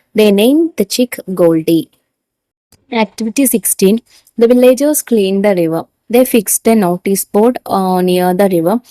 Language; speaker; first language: English; non-native, local second language; Malayalam